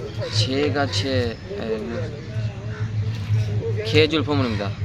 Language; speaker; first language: Korean; non-native, learner; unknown